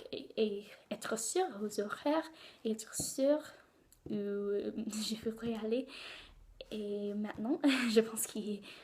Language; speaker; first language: French; non-native, learner; English